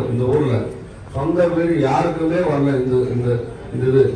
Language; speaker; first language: Tamil; native; Tamil